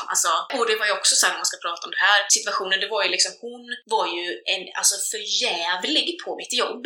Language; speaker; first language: Swedish; native; Swedish